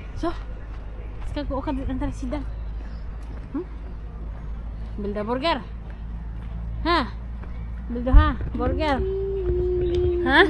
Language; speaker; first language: Swedish; non-native, learner; Filipino